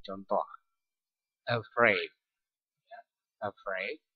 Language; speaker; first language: English; non-native, fluent; Indonesian